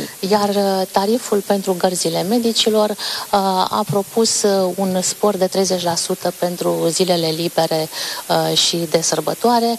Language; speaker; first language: Romanian; native; Romanian